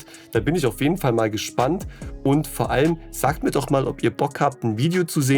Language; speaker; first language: German; native; German